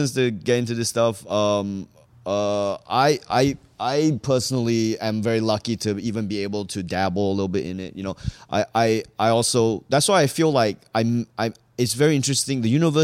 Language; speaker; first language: English; native; English